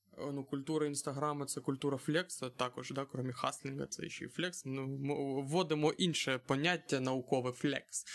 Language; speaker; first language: Ukrainian; non-native, local second language; Russian